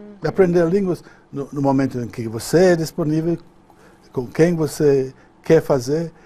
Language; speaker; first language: Portuguese; non-native, fluent; English